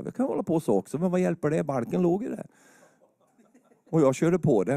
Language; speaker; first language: Swedish; native; Swedish